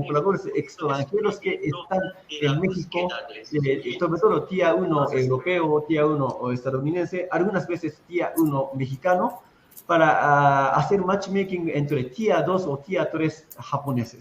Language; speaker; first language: Spanish; non-native, fluent; Japanese